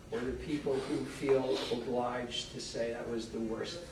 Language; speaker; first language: English; native; English